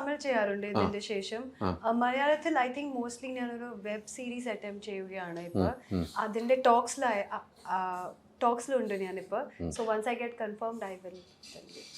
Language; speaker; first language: Malayalam; early bilingual, heritage; Malayalam